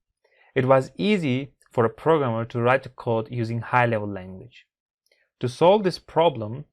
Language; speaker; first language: English; non-native, fluent; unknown